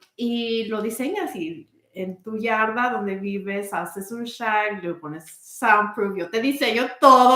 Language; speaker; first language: Spanish; early bilingual, other home language; English